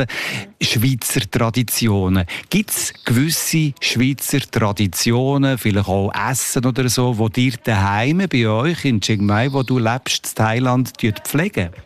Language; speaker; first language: German; native; German